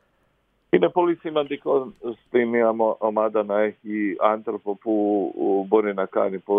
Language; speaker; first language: Greek; non-native, fluent; Croatian